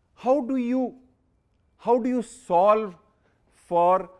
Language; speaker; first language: English; non-native, local second language; Punjabi